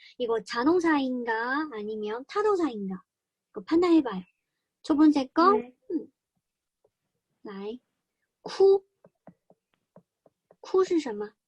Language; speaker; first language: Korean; non-native, fluent; Chinese